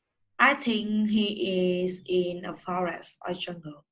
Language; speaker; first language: English; non-native, learner; Vietnamese